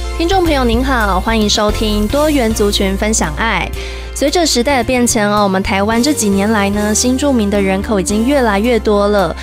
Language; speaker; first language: Chinese; native; Chinese